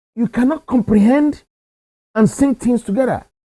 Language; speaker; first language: English; non-native, local second language; Yoruba